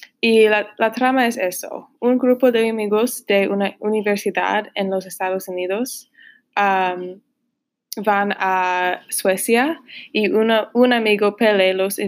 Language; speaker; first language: Spanish; non-native, learner; English